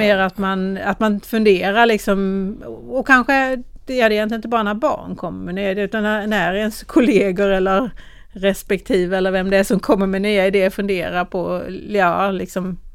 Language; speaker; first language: Swedish; native; Swedish